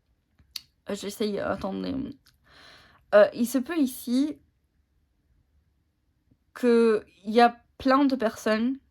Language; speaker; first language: French; native; French